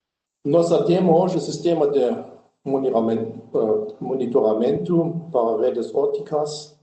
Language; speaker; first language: Portuguese; non-native, learner; German